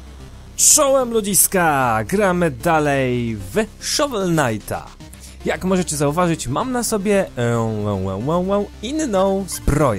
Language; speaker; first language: Polish; native; Polish